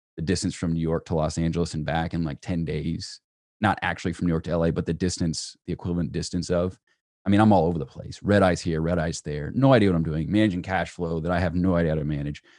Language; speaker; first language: English; native; English